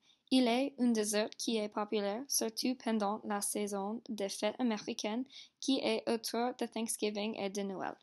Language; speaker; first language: French; non-native, learner; English